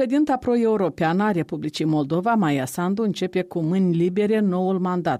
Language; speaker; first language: Romanian; native; Romanian